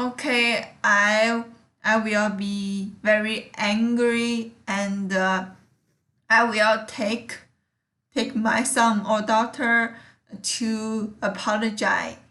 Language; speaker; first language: English; non-native, learner; Chinese